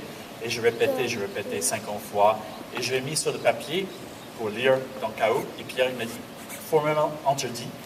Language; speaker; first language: French; non-native, learner; English